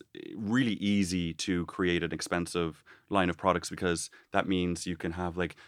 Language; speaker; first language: English; native; English